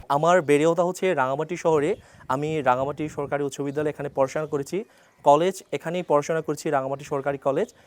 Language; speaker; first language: Bangla; non-native, local second language; Chakma